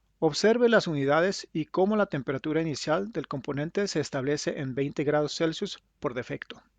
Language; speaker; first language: Spanish; non-native, fluent; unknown